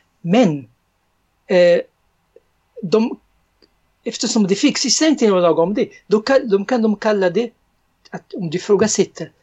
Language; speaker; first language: Swedish; non-native, fluent; Arabic